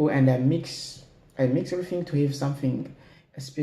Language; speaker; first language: English; non-native, learner; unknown